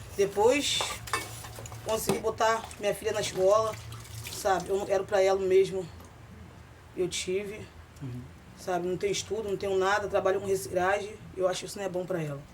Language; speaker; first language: Portuguese; native; Portuguese